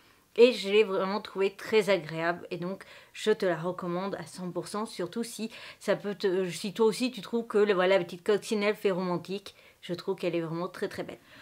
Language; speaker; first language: French; native; French